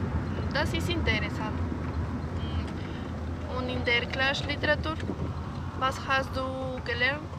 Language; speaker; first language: German; non-native, learner; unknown